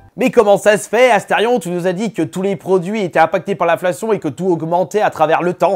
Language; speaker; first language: French; native; French